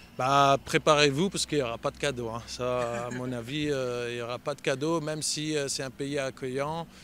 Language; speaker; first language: French; early bilingual, heritage; French